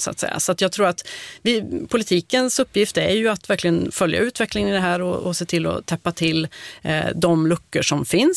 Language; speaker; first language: Swedish; native; Swedish